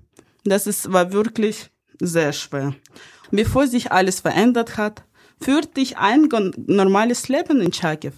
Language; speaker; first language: German; non-native, fluent; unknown